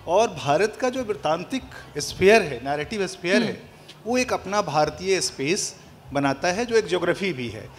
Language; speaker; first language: Hindi; native; Hindi